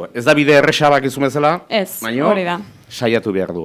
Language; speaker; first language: Basque; native; Basque